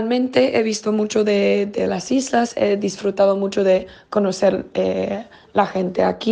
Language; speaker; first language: Spanish; non-native, fluent; English